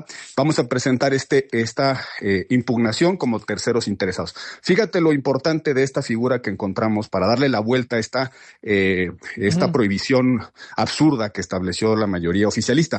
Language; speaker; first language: Spanish; native; Spanish